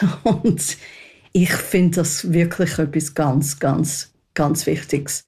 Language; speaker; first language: German; non-native, fluent; English